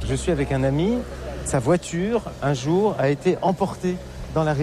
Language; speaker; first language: French; native; French